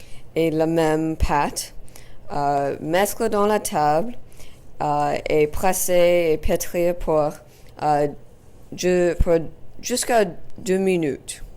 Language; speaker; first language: French; non-native, learner; English